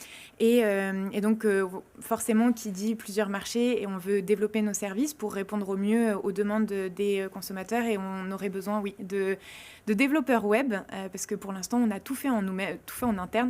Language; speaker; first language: French; native; French